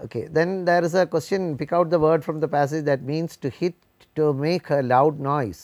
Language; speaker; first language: English; non-native, local second language; Malayalam